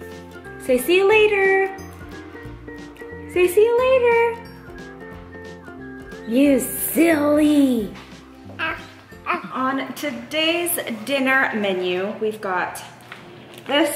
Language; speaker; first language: English; native; English